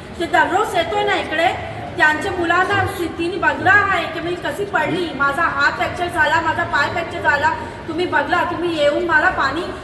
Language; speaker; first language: Marathi; non-native, local second language; Urdu